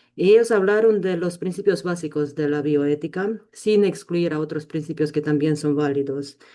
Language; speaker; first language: Spanish; non-native, fluent; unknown